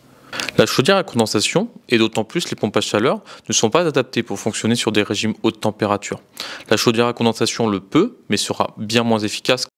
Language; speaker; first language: French; native; French